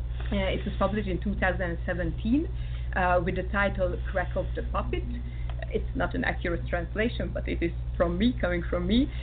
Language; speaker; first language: English; non-native, fluent; Hungarian